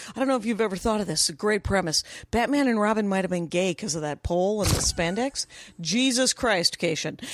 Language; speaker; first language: English; native; English